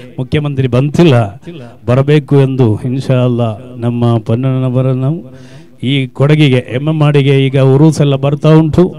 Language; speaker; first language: Kannada; non-native, local second language; Malayalam